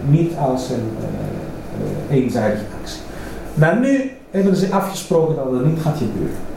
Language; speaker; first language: Dutch; non-native, fluent; Greek